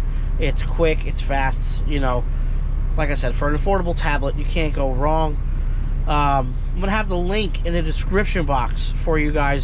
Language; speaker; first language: English; native; English